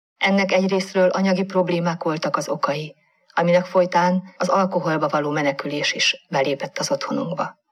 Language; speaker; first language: Hungarian; native; Hungarian